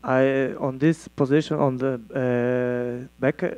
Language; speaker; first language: English; non-native, learner; Polish